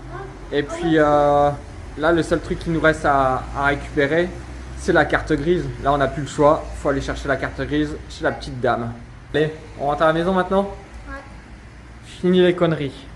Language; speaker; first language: French; native; French